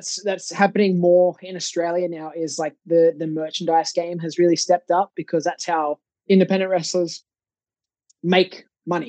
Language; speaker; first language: English; native; English